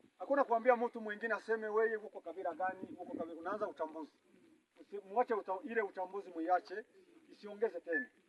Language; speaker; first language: Swahili; non-native, local second language; Kinyarwanda